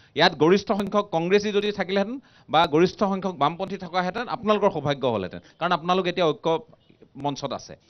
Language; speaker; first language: Assamese; native; Assamese